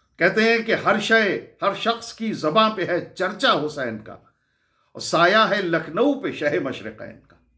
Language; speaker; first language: Urdu; native; Urdu